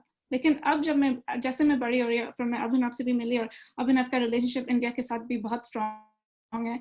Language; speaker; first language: Hindi; early bilingual, other home language; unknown